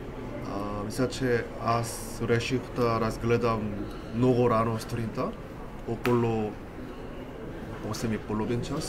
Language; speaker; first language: Bulgarian; non-native, learner; Korean